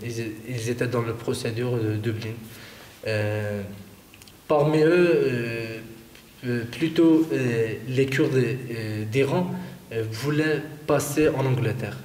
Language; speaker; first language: French; non-native, fluent; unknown